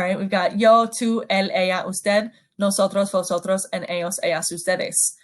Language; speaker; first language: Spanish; non-native, fluent; English